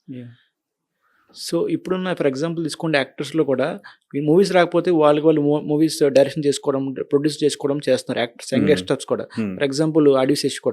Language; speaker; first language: Telugu; native; Telugu